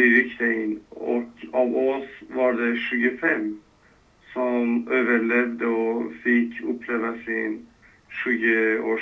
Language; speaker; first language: Swedish; non-native, fluent; Persian